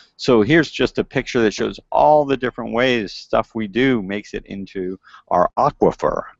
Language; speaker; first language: English; native; English